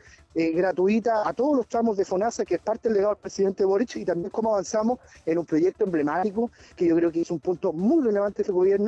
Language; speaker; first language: Spanish; native; Spanish